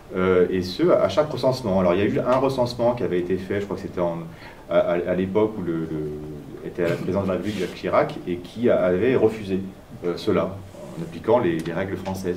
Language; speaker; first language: French; native; French